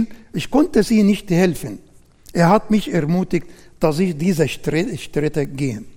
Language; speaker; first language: German; non-native, learner; Arabic